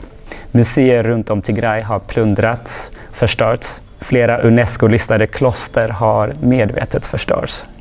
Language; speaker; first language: Swedish; non-native, fluent; Tigrinya